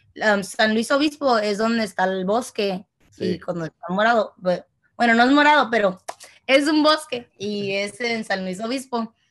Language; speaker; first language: Spanish; early bilingual, heritage; Spanish